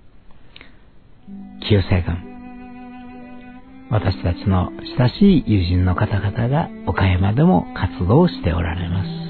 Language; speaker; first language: Japanese; native; Japanese